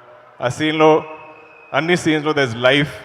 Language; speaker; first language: Telugu; non-native, learner; Malayalam